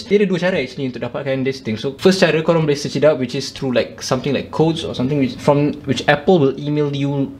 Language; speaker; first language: English; non-native, local second language; Malay